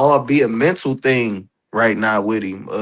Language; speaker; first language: English; native; English